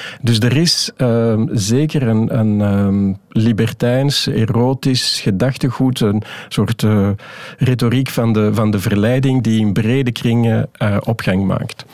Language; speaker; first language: Dutch; native; Dutch